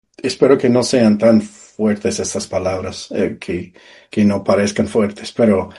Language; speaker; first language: Spanish; non-native, fluent; English